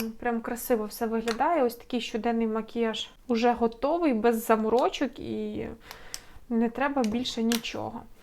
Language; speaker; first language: Ukrainian; non-native, local second language; Russian